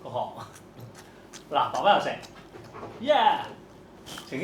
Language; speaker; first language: Cantonese; native; Cantonese